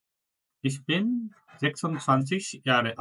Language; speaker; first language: German; non-native, learner; Bangla